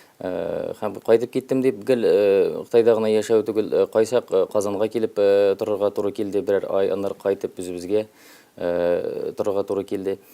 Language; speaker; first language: Tatar; early bilingual, heritage; Tatar